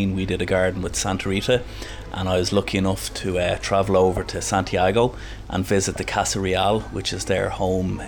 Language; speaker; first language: English; native; English